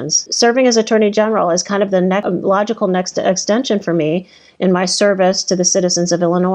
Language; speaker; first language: English; native; English